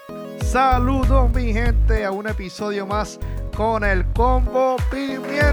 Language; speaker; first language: Spanish; native; Spanish